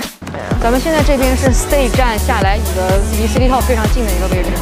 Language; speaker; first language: Chinese; native; Chinese